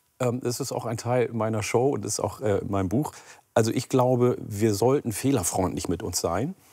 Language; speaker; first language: German; early bilingual, other home language; Oromo